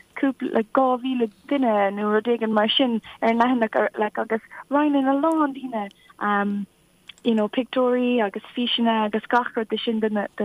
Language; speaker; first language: Irish; non-native, local second language; English